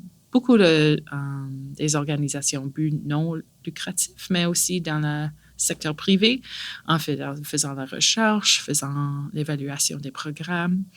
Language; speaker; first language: French; non-native, local second language; English